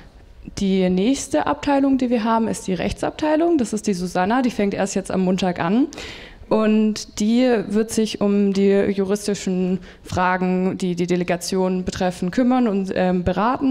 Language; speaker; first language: German; native; German